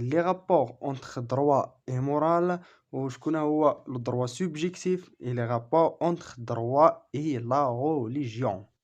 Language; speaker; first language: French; non-native, local second language; Arabic